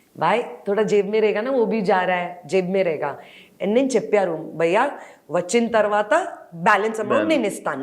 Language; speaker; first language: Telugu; non-native, learner; Hindi